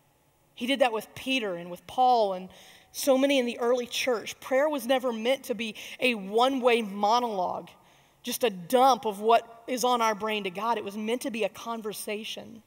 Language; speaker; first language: English; native; English